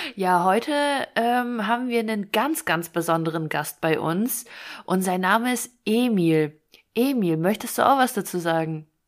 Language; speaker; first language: German; early bilingual, other home language; Russian